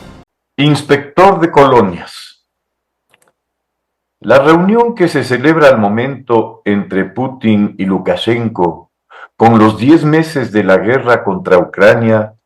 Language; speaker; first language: Spanish; native; Spanish